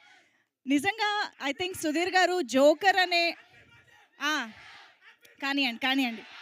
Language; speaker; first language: Telugu; native; Telugu